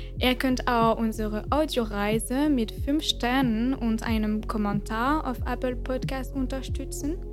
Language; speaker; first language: German; non-native, fluent; French